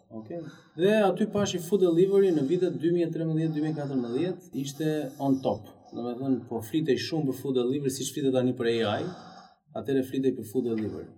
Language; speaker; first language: Albanian; early bilingual, heritage; Albanian